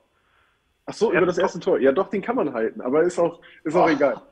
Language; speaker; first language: German; native; German